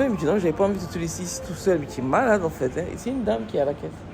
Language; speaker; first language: French; native; French